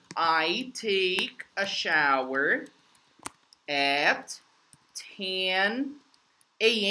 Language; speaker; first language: English; non-native, fluent; Portuguese